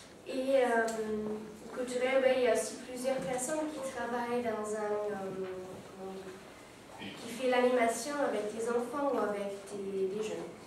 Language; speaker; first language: French; non-native, learner; German